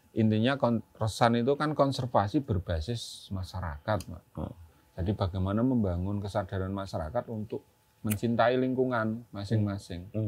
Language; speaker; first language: Indonesian; non-native, local second language; Javanese